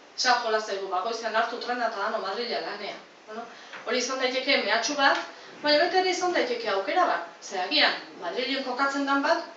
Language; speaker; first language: Basque; native; Basque